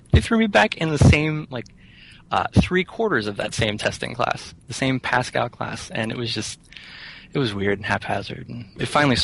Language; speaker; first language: English; native; English